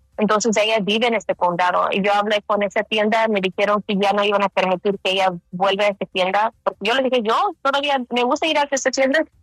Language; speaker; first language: Spanish; early bilingual, heritage; Spanish